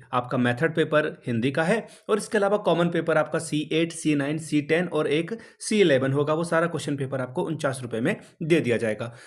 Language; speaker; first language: Hindi; native; Hindi